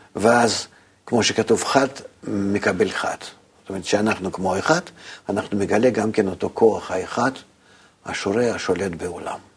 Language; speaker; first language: Hebrew; non-native, fluent; Russian